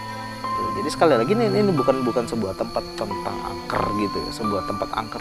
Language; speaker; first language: Indonesian; native; Indonesian